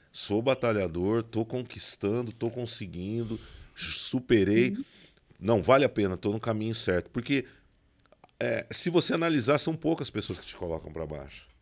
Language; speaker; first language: Portuguese; native; Portuguese